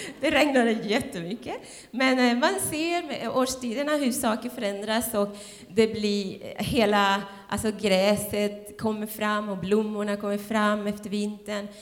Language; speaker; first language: Swedish; non-native, fluent; Spanish